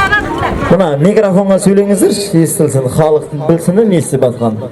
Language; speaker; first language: Kazakh; native; Kazakh